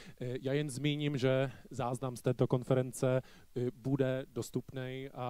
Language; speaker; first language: Czech; non-native, fluent; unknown